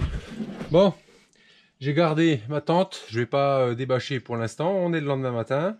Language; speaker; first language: French; native; French